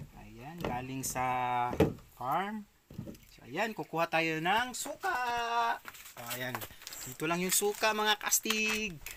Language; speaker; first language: Filipino; non-native, local second language; Cebuano